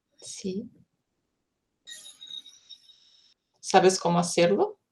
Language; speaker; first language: Spanish; non-native, fluent; Portuguese